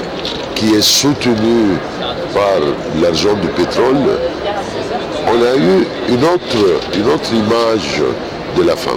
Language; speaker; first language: French; non-native, fluent; Arabic